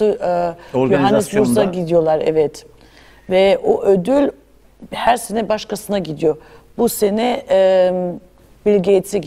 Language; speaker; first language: Turkish; early bilingual, other home language; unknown